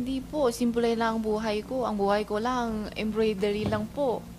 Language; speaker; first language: Filipino; non-native, learner; Chinese